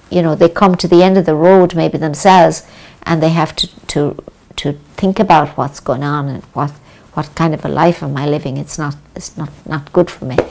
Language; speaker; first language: English; native; English